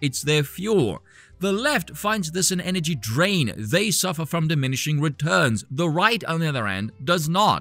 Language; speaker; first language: English; native; English